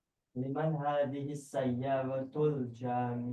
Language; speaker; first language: Arabic; non-native, learner; English